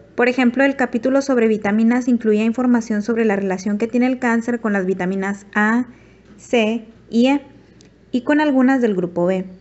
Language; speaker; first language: Spanish; native; Spanish